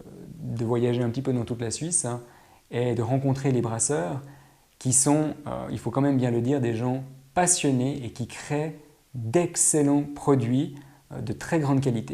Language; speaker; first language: French; native; French